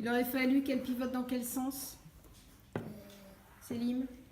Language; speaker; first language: French; native; French